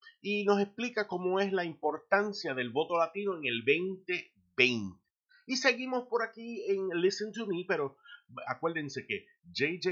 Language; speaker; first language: Spanish; native; Spanish